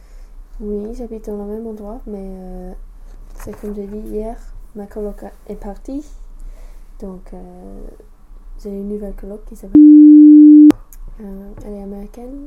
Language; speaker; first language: French; non-native, fluent; English